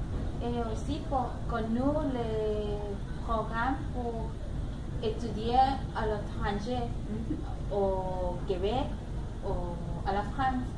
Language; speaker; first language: French; non-native, learner; Spanish